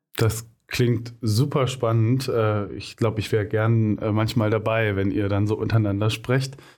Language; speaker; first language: German; native; German